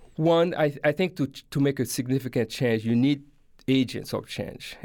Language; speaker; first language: English; non-native, fluent; Haitian Creole